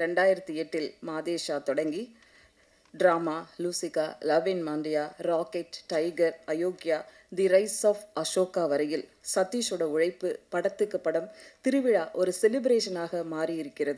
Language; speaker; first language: Tamil; native; Tamil